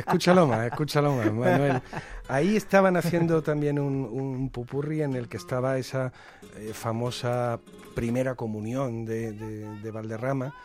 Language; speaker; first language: Spanish; native; Spanish